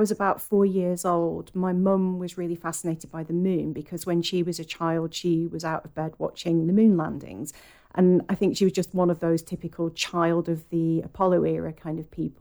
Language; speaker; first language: English; native; English